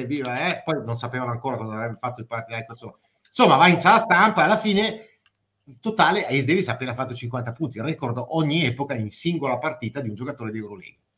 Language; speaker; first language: Italian; native; Italian